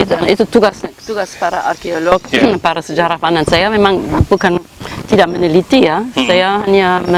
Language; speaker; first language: Indonesian; non-native, fluent; German